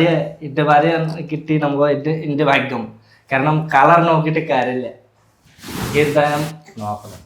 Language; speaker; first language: Malayalam; non-native, local second language; Bangla